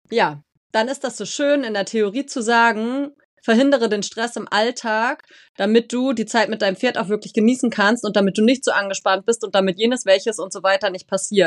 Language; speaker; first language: German; native; German